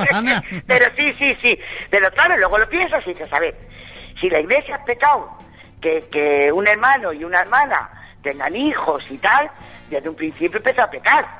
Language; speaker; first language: Spanish; native; Spanish